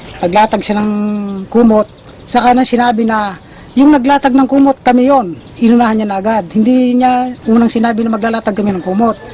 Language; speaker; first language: Filipino; non-native, local second language; Iloko